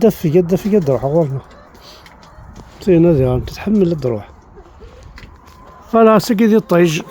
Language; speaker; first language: Arabic; native; Arabic